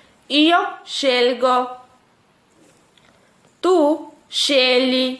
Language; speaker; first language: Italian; non-native, fluent; Urdu